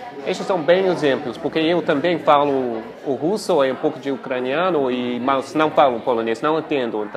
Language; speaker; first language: Portuguese; non-native, fluent; English